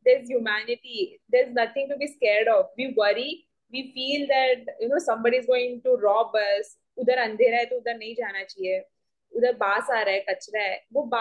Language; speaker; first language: English; non-native, local second language; Marathi